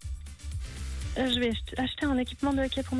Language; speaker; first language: French; native; French